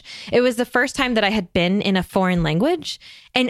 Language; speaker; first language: English; native; English